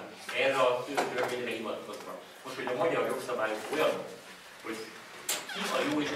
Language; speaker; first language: Hungarian; native; Hungarian